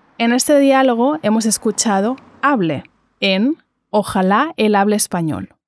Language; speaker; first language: Spanish; native; Spanish